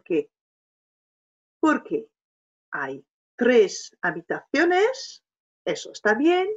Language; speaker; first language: Spanish; non-native, fluent; French